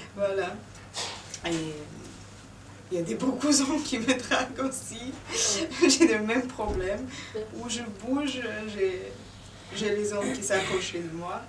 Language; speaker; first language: French; non-native, fluent; Serbian